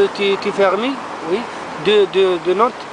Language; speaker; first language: French; non-native, learner; Arabic